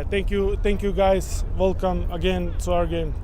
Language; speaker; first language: English; non-native, learner; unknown